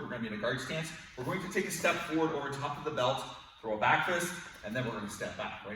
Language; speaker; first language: English; native; English